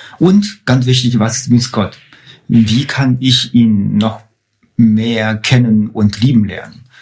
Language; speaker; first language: German; non-native, fluent; Chinese